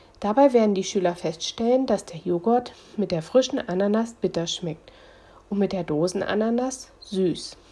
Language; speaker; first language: German; native; German